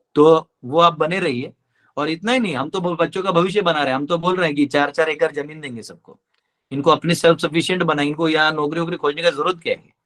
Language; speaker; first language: Hindi; non-native, local second language; Marathi